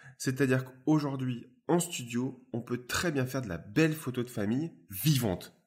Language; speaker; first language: French; native; French